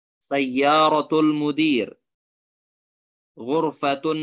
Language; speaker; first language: Arabic; non-native, fluent; Indonesian